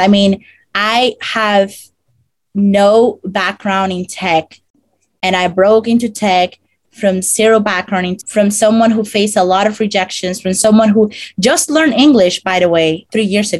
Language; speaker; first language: English; non-native, fluent; Spanish